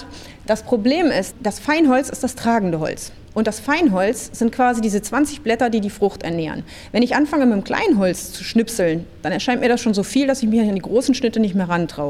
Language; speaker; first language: German; native; German